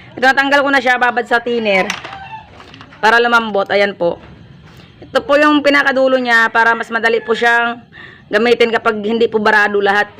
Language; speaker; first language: Filipino; non-native, local second language; Hiligaynon